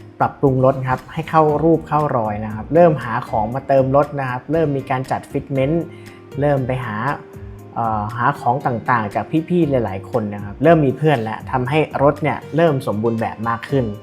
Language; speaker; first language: Thai; native; Thai